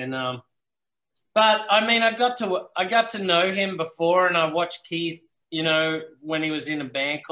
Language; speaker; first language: English; native; English